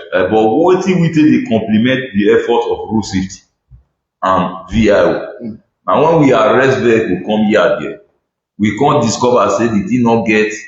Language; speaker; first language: Nigerian Pidgin; non-native, local second language; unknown